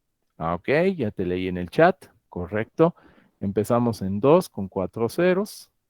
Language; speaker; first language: Spanish; native; Spanish